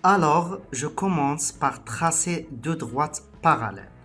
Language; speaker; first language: French; non-native, local second language; Arabic